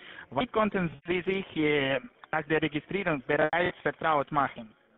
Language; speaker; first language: German; non-native, learner; Latvian